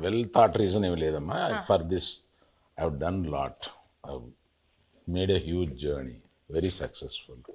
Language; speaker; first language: Telugu; native; Telugu